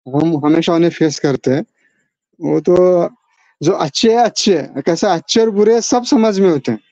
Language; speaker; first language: Hindi; non-native, local second language; Marathi